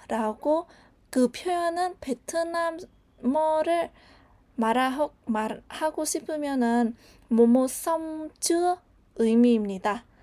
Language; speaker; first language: Korean; non-native, learner; Vietnamese